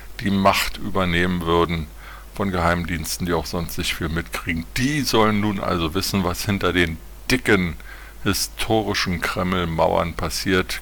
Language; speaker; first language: German; native; German